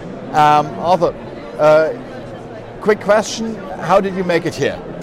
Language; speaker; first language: English; non-native, fluent; German